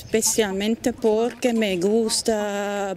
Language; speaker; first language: Spanish; non-native, fluent; German